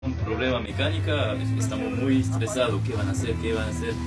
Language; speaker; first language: Spanish; non-native, fluent; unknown